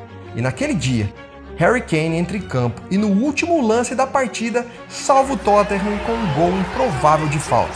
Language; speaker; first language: Portuguese; native; Portuguese